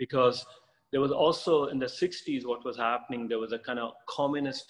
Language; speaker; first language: English; non-native, local second language; Bangla